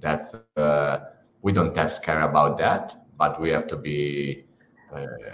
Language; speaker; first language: English; non-native, fluent; Italian